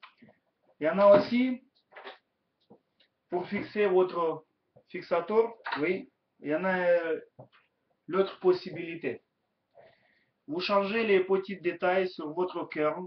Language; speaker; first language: French; non-native, learner; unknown